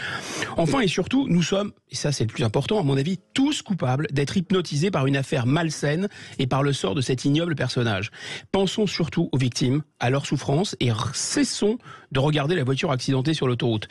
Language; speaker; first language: French; native; French